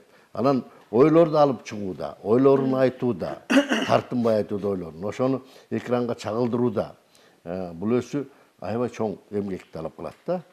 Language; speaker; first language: Kyrgyz; native; Kyrgyz